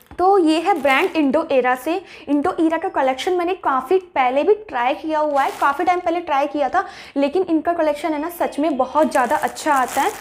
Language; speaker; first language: Hindi; native; Hindi